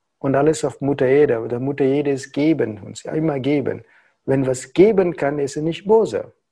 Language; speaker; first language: German; non-native, learner; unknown